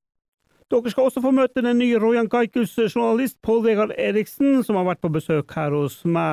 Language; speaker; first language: Norwegian; native; Norwegian